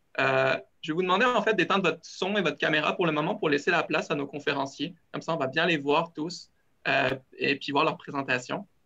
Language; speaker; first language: French; native; French